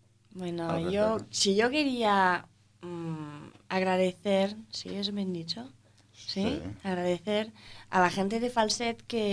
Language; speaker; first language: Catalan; non-native, learner; French